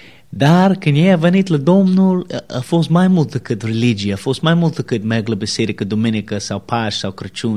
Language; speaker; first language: Romanian; non-native, learner; English